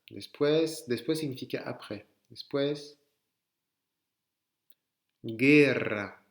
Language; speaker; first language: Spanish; non-native, fluent; French